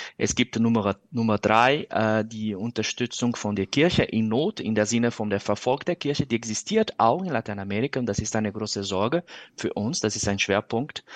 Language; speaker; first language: German; non-native, fluent; Portuguese